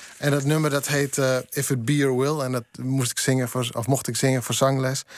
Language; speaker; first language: Dutch; non-native, local second language; Western Frisian